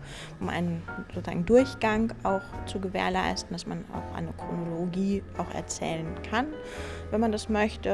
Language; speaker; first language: German; native; German